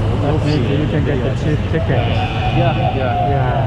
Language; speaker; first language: English; non-native, fluent; Japanese